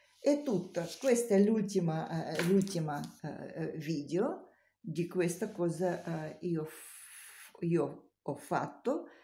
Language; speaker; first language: Italian; non-native, learner; Russian